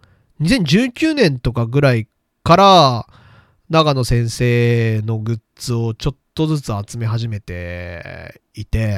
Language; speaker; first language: Japanese; native; Japanese